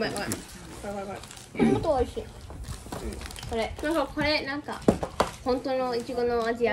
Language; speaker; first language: Japanese; early bilingual, heritage; English